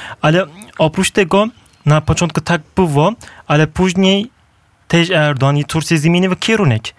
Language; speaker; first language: Polish; non-native, fluent; Turkish